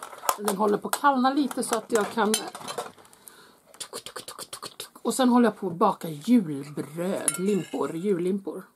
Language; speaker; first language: Swedish; native; Swedish